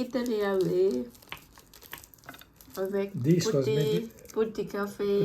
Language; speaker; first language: French; non-native, learner; Thai